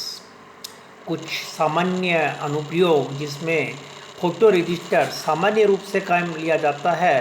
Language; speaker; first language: Hindi; native; Hindi